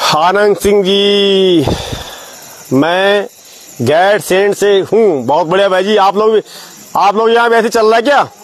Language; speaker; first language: Hindi; non-native, local second language; Garhwali